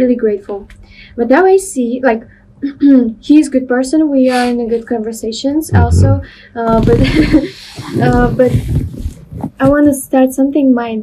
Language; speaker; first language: English; non-native, learner; Russian